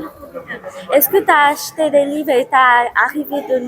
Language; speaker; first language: French; non-native, learner; Bangla